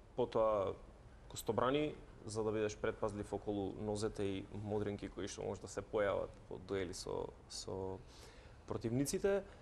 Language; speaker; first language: Macedonian; native; Macedonian